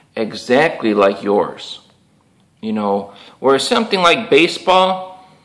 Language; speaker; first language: English; native; English